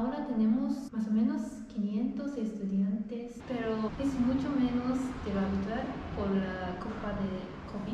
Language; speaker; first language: Spanish; non-native, fluent; Japanese